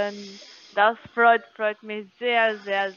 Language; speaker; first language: German; non-native, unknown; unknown